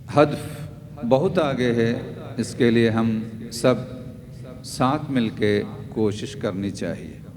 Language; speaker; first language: Hindi; non-native, local second language; Malayalam